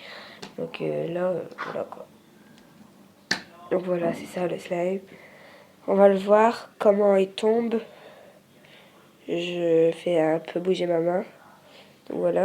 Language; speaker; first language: French; native; French